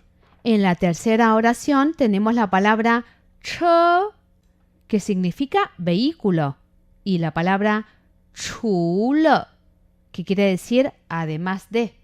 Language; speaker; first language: Spanish; non-native, fluent; Chinese